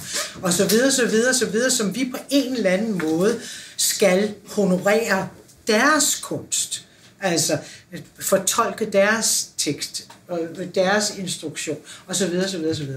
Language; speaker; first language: Danish; native; Danish